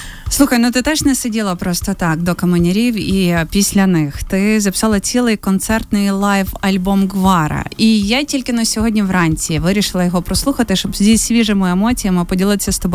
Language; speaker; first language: Ukrainian; native; Ukrainian